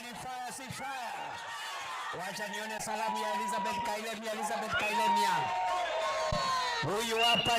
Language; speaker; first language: Swahili; non-native, local second language; Meru